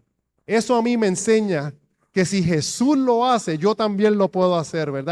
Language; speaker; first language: Spanish; native; Spanish